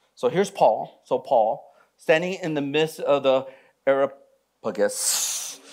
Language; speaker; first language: English; native; English